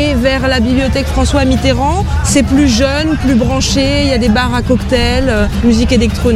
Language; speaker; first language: French; native; French